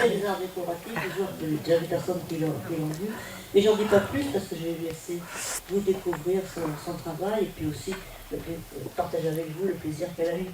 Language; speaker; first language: French; native; French